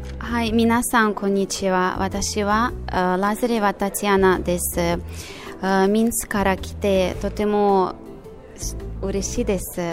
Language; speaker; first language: Japanese; non-native, fluent; Russian